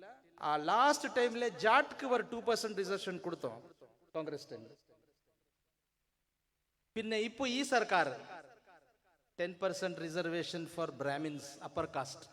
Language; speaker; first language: Malayalam; non-native, learner; Urdu